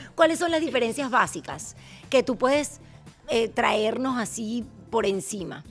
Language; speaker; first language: Spanish; native; Spanish